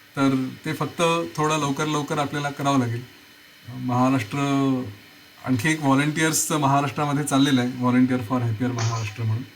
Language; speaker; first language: Marathi; native; Marathi